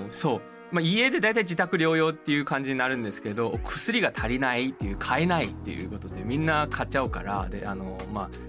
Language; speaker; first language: Japanese; non-native, fluent; Chinese